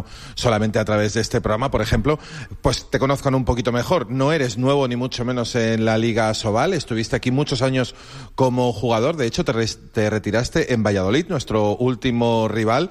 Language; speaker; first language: Spanish; native; Spanish